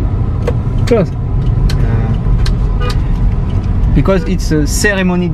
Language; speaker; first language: English; non-native, learner; French